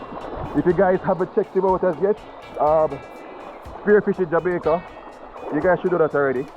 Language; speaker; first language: English; native; English